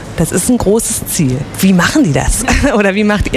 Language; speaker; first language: German; native; German